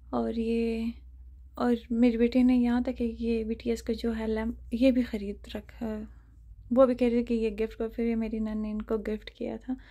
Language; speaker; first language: Urdu; non-native, fluent; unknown